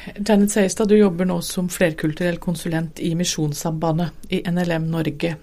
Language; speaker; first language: Norwegian; native; Norwegian